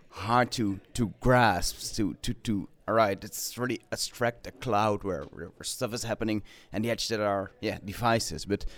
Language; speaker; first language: English; non-native, fluent; Dutch